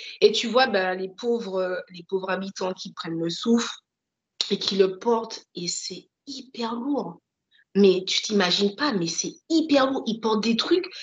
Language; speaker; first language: French; native; French